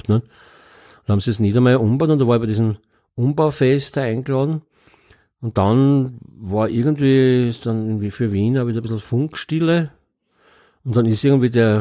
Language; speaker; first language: German; native; German